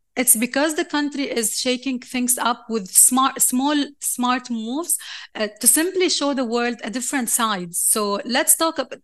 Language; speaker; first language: English; non-native, fluent; Arabic